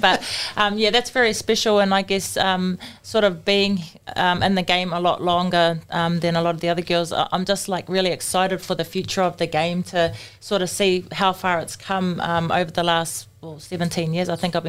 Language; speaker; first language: English; native; English